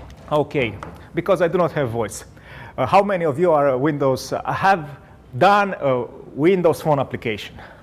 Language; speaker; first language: English; non-native, fluent; Romanian